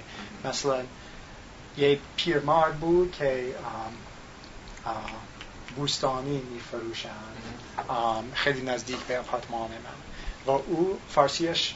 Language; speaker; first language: Persian; non-native, learner; English